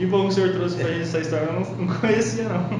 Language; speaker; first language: Portuguese; native; Portuguese